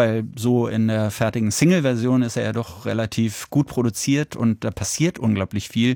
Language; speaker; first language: German; native; German